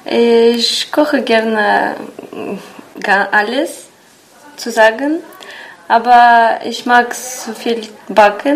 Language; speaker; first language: German; non-native, learner; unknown